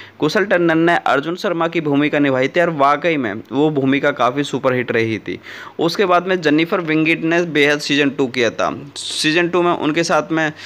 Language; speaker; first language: Hindi; native; Hindi